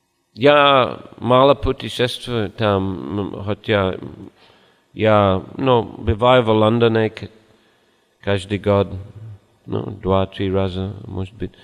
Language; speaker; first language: Russian; non-native, fluent; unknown